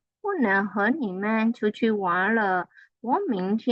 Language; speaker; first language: Chinese; non-native, fluent; Burmese